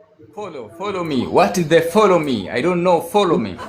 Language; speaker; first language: English; non-native, learner; Swahili